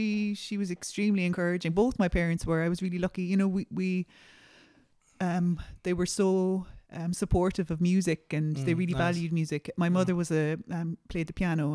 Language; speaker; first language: English; native; English